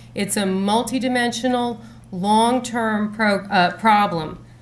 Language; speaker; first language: English; native; English